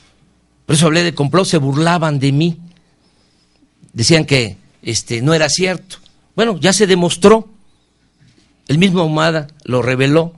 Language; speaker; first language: Spanish; native; Spanish